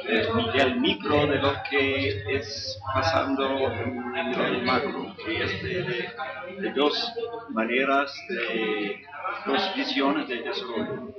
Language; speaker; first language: Spanish; non-native, fluent; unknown